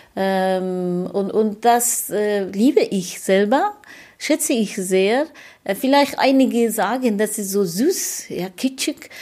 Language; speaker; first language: German; non-native, fluent; Persian